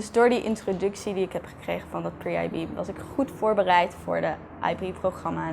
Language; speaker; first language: Dutch; early bilingual, heritage; Dutch